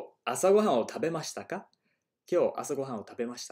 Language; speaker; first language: Japanese; non-native, fluent; English